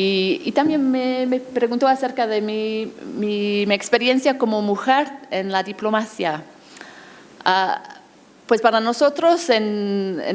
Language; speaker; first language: Spanish; non-native, fluent; English